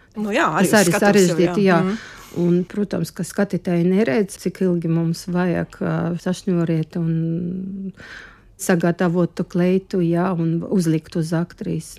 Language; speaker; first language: Latvian; non-native, local second language; Russian